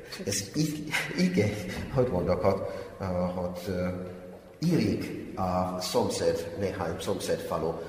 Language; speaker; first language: Hungarian; non-native, fluent; Finnish